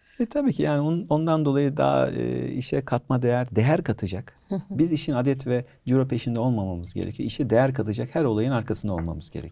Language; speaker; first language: Turkish; native; Turkish